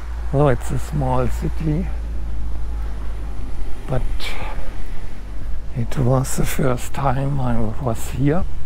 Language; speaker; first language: English; non-native, fluent; German